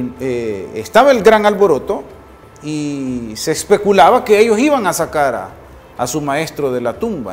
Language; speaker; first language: Spanish; native; Spanish